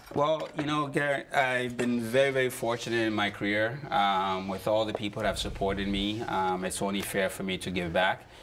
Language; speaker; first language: English; native; English